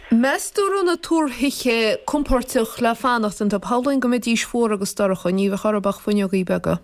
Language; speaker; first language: Irish; native; Irish